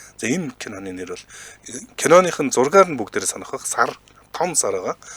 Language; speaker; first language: Mongolian; native; Mongolian